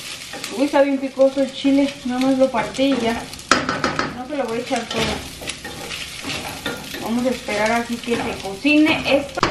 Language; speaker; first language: Spanish; native; Spanish